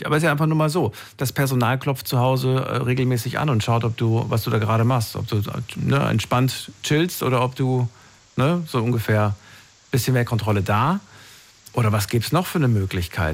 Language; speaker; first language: German; native; German